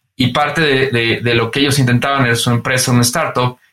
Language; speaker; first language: Spanish; native; Spanish